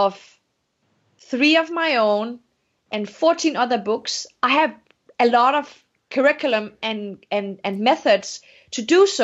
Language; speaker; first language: English; non-native, fluent; Danish